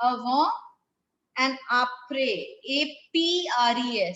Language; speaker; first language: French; non-native, fluent; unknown